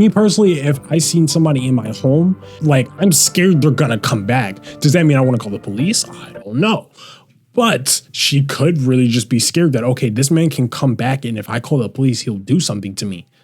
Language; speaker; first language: English; native; English